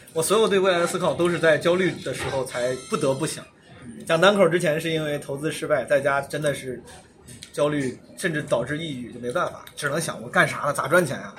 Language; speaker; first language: Chinese; native; Chinese